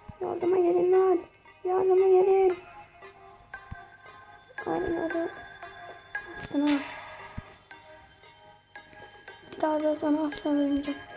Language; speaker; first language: Turkish; native; Turkish